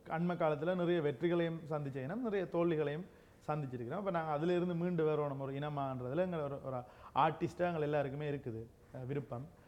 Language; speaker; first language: Tamil; native; Tamil